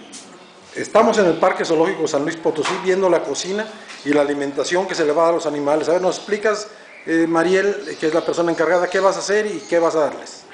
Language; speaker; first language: Spanish; native; Spanish